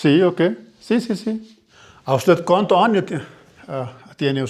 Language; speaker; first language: Spanish; non-native, learner; Urdu